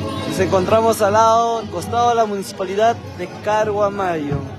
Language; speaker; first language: Spanish; native; Spanish